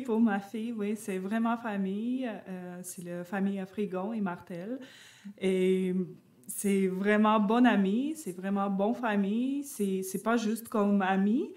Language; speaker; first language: French; non-native, learner; Ukrainian